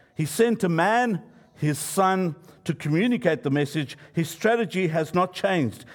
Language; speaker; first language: English; native; English